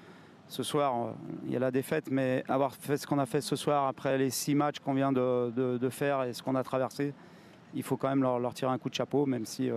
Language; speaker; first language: French; native; French